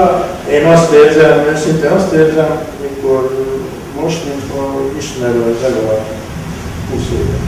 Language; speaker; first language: Hungarian; non-native, local second language; Romanian